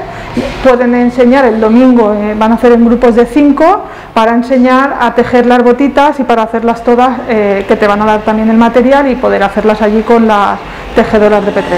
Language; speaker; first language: Spanish; native; Spanish